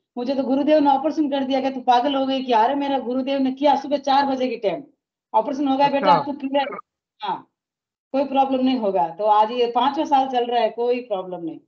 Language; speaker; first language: Hindi; native; Hindi